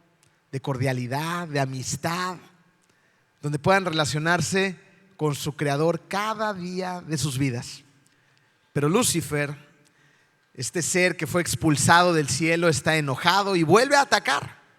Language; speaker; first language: Spanish; native; Spanish